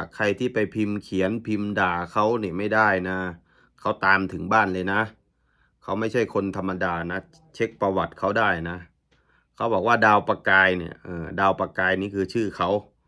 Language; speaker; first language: Thai; native; Thai